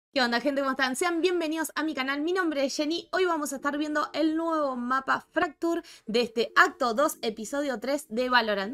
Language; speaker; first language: Spanish; native; Spanish